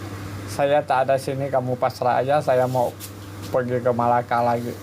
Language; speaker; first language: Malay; non-native, local second language; Hakka Chinese